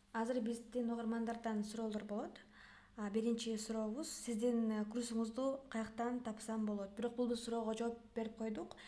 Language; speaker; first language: Kyrgyz; native; Kyrgyz